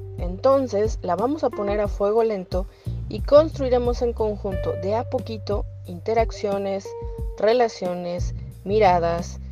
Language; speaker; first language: Spanish; native; Spanish